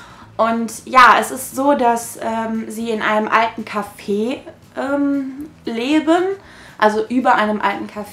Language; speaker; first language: German; native; German